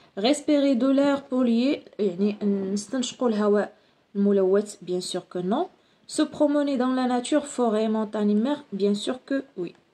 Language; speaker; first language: French; non-native, local second language; Arabic